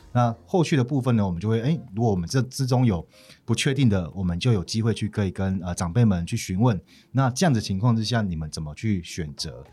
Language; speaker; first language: Chinese; native; Chinese